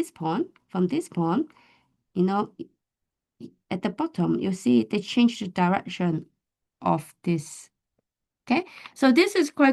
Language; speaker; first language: English; non-native, fluent; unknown